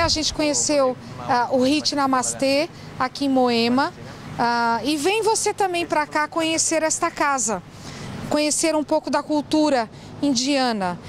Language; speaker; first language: Portuguese; native; Portuguese